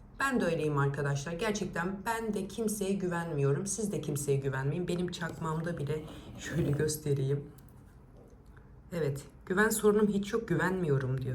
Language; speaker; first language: Turkish; native; Turkish